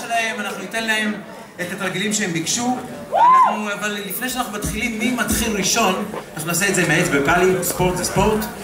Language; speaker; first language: Hebrew; native; Hebrew